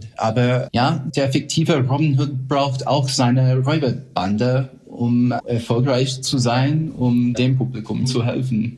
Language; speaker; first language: German; non-native, fluent; English